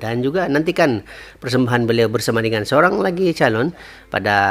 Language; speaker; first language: Malay; native; Malay